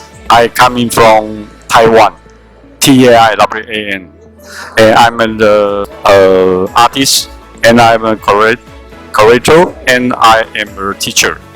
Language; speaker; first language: English; non-native, learner; Chinese